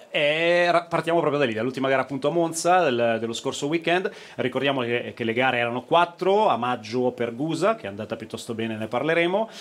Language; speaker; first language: Italian; native; Italian